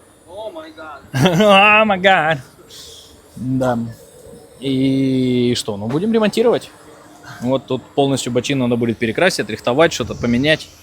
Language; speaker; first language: Russian; native; Russian